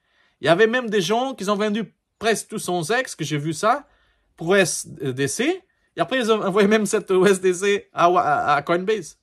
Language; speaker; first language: French; non-native, learner; Portuguese